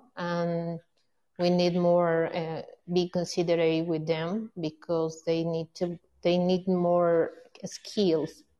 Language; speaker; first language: English; non-native, learner; Spanish